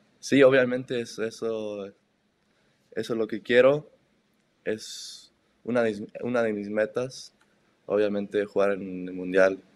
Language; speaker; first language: Spanish; early bilingual, heritage; Spanish